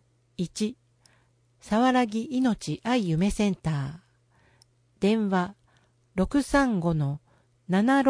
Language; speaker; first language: Japanese; native; Japanese